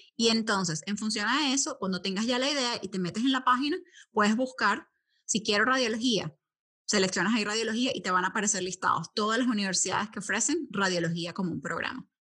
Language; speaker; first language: Spanish; native; Spanish